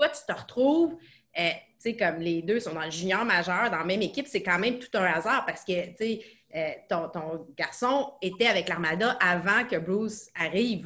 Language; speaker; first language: French; native; French